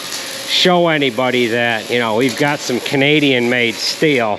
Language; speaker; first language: English; native; English